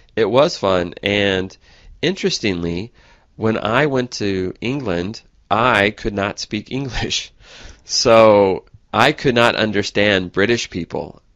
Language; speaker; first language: English; native; English